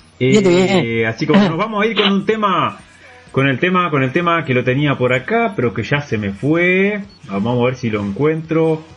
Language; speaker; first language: Spanish; native; Spanish